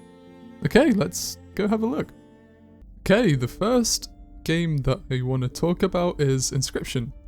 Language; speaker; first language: English; native; English